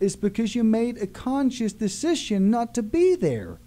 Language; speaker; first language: English; non-native, fluent; Danish